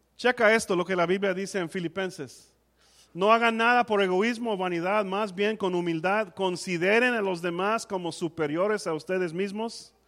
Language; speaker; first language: Spanish; non-native, fluent; English